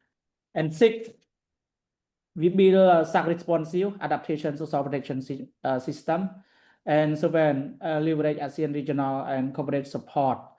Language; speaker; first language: English; non-native, learner; Khmer